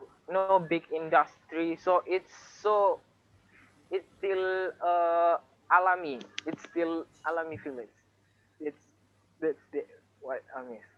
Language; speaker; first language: English; non-native, local second language; Indonesian